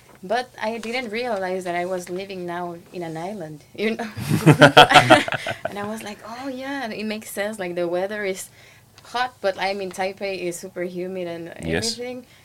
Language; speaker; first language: English; non-native, fluent; Spanish